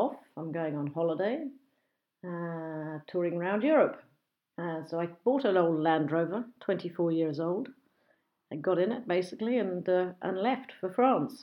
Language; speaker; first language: English; native; English